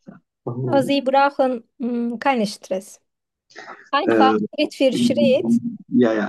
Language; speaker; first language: German; non-native, learner; Turkish